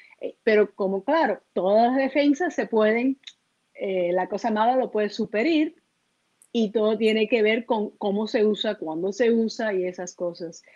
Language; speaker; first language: Spanish; early bilingual, heritage; Spanish